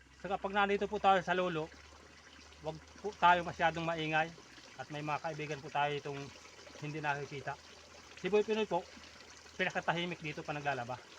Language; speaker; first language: Filipino; native; Filipino